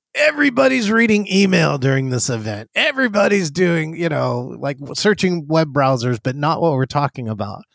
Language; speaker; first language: English; native; English